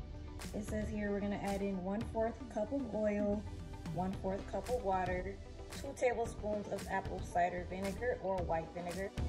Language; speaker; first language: English; native; English